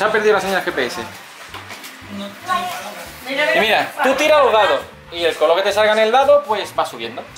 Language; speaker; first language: Spanish; native; Spanish